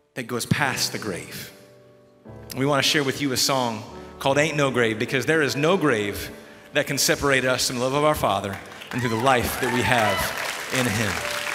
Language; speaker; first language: English; native; English